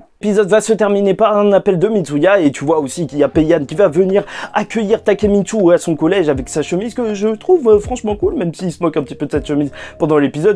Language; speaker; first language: French; native; French